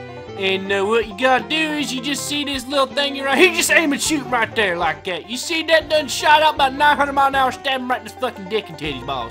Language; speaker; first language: English; native; English